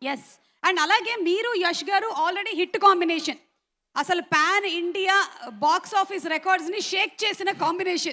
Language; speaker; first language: Telugu; native; Telugu